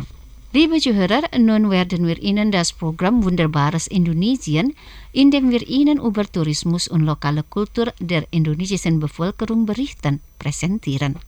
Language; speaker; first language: German; non-native, fluent; Indonesian